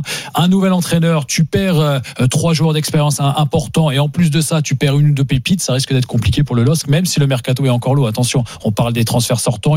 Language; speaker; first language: French; native; French